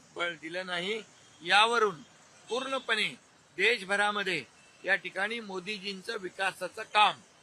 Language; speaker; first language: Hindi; non-native, local second language; Marathi